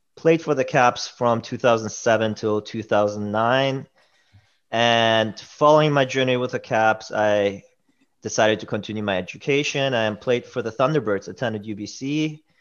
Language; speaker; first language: English; early bilingual, other home language; German